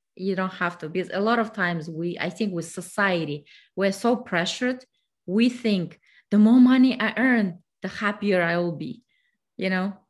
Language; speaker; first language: English; non-native, fluent; Kazakh